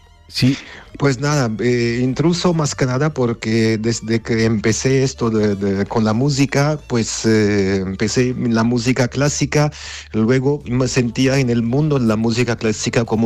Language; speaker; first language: Spanish; non-native, fluent; Armenian